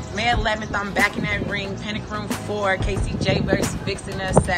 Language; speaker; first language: English; native; English